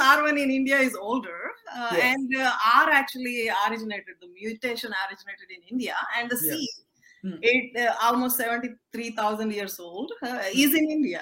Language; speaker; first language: English; non-native, local second language; Telugu